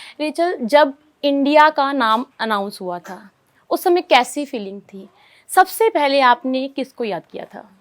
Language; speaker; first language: Hindi; native; Hindi